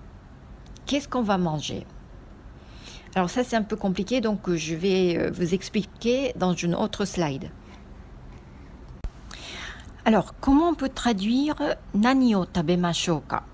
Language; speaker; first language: French; non-native, fluent; Japanese